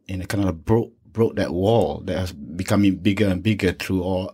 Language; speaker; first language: English; non-native, local second language; Malay